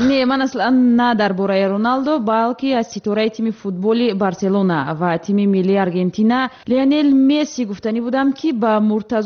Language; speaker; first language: Tajik; native; Tajik